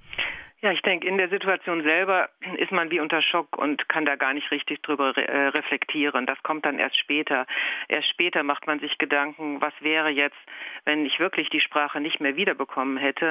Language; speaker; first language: German; native; German